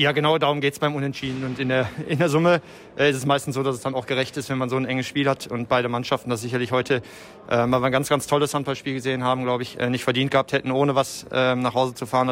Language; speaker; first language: German; native; German